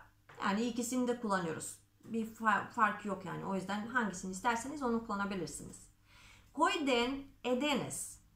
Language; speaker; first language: Turkish; non-native, fluent; Macedonian